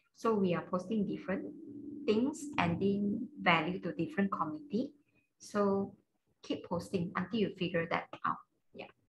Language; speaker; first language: English; non-native, local second language; Cantonese